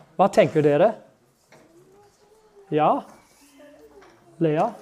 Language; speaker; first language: Norwegian; non-native, fluent; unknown